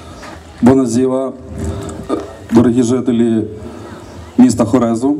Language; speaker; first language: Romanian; non-native, learner; Ukrainian